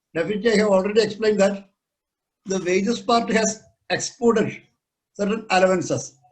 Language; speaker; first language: English; non-native, local second language; Malayalam